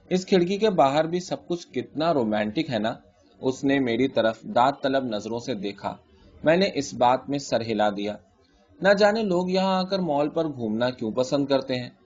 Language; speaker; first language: Urdu; native; Urdu